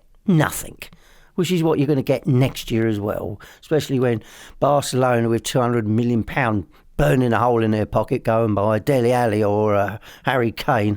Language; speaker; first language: English; native; English